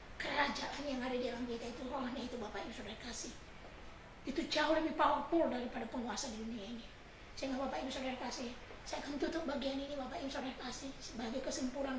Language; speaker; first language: Indonesian; native; Indonesian